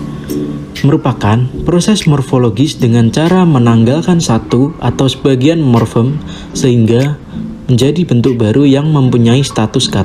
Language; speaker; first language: Indonesian; native; Indonesian